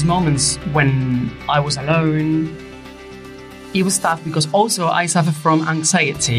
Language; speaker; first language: English; non-native, fluent; Spanish